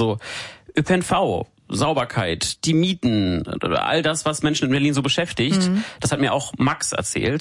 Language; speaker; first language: German; native; German